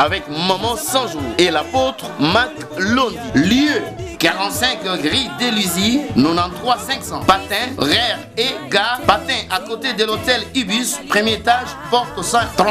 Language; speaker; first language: French; non-native, local second language; Lingala